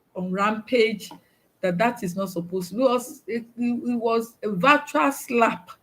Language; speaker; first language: English; non-native, local second language; Yoruba